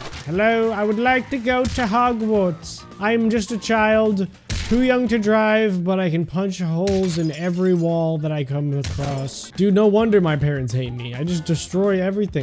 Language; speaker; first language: English; native; English